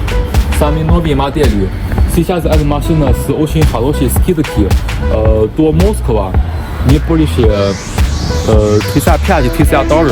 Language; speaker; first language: Russian; non-native, learner; Chinese